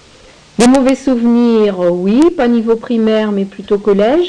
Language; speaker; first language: French; native; French